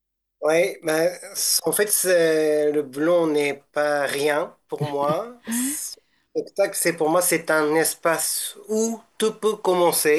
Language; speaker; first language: French; non-native, fluent; Japanese